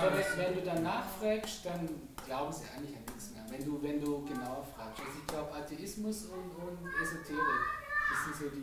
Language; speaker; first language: German; native; German